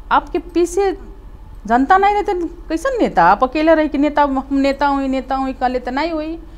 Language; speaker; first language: Bhojpuri; native; Bhojpuri